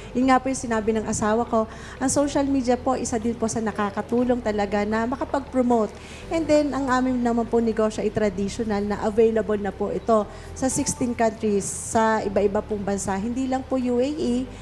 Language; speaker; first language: Filipino; native; Filipino